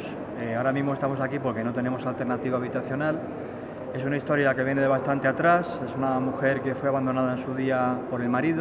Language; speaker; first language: Spanish; native; Spanish